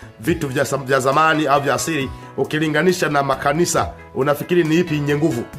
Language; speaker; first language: Swahili; native; Swahili